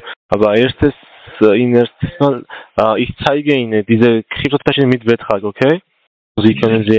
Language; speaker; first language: German; non-native, learner; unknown